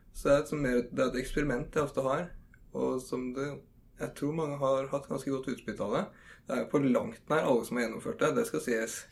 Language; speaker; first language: Norwegian; native; Norwegian